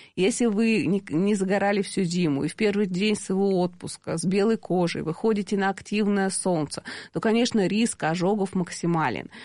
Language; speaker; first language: Russian; native; Russian